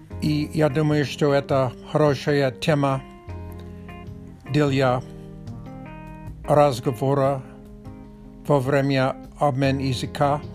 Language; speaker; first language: Russian; non-native, learner; English